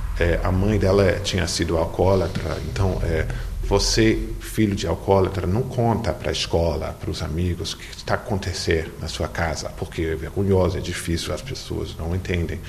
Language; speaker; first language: Portuguese; non-native, fluent; English